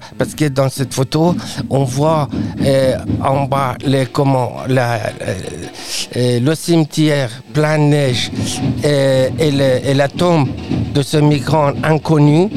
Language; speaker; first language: French; non-native, fluent; Persian